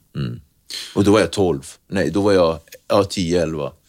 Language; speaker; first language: Swedish; early bilingual, other home language; Kabuverdianu